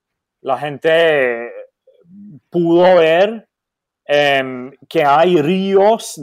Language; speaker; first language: Spanish; non-native, fluent; Maltese